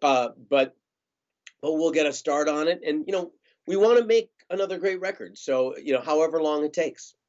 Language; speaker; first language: English; native; English